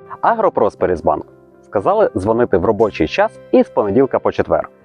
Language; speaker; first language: Ukrainian; native; Ukrainian